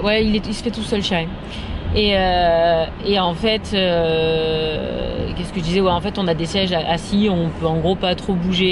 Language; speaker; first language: French; native; French